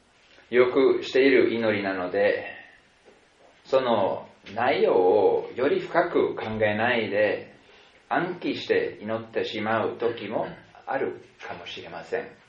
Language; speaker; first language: Japanese; non-native, fluent; German